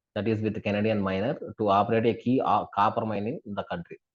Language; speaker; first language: English; non-native, local second language; Telugu